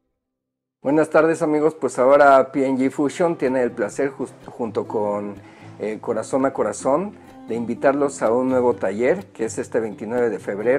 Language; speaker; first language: Spanish; native; Spanish